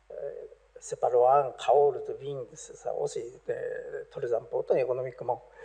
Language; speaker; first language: French; non-native, learner; Japanese